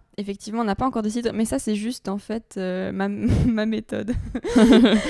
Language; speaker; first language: French; native; French